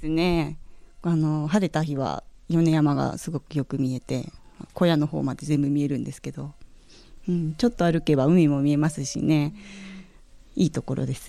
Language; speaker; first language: Japanese; native; Japanese